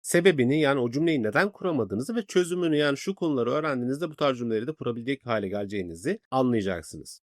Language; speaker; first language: Turkish; native; Turkish